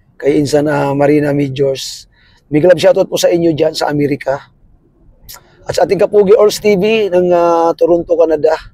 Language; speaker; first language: Filipino; non-native, local second language; Cebuano